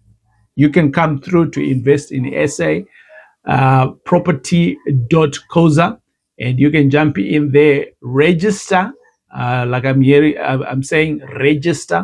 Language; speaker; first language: English; non-native, local second language; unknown